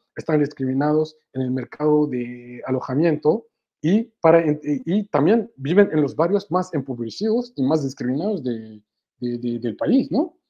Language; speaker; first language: Spanish; non-native, fluent; Wolof